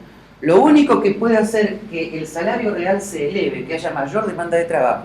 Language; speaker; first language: Spanish; native; Spanish